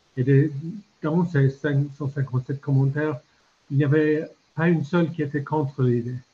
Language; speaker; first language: French; non-native, fluent; English